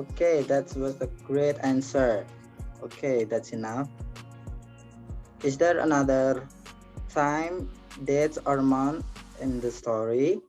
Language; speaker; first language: English; non-native, learner; Indonesian